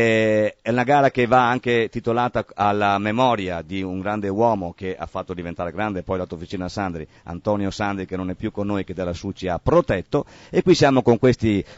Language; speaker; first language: Italian; native; Italian